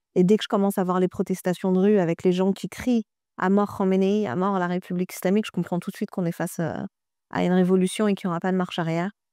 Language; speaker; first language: French; early bilingual, other home language; Persian